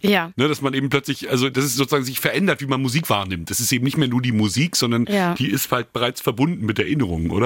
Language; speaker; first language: German; native; German